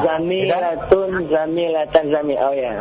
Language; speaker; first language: Arabic; non-native, learner; Indonesian